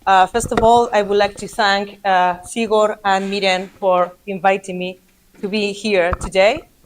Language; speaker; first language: English; non-native, fluent; Basque